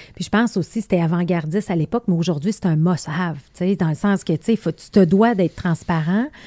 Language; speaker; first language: French; native; French